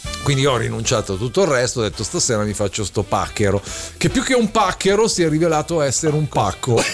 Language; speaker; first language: Italian; native; Italian